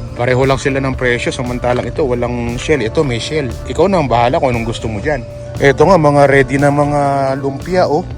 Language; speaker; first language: Filipino; non-native, local second language; Pampanga